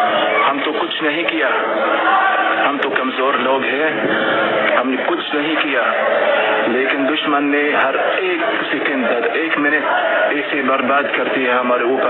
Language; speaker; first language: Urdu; non-native, fluent; Arabic